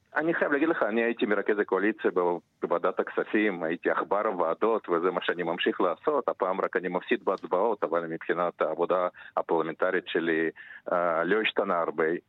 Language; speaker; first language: Hebrew; early bilingual, other home language; Russian